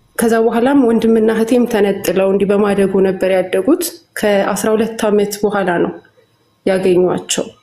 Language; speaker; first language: Amharic; native; Amharic